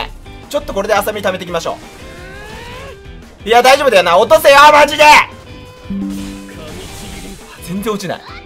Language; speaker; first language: Japanese; native; Japanese